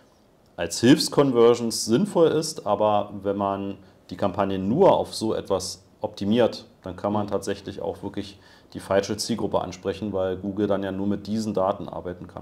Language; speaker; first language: German; native; German